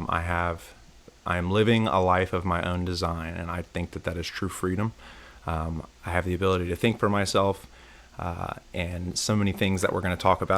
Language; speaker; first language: English; native; English